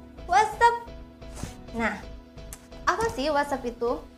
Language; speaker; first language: English; non-native, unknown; Indonesian